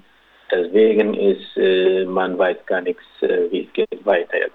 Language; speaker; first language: German; non-native, local second language; Arabic